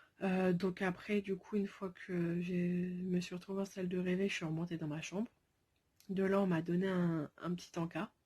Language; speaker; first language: French; native; French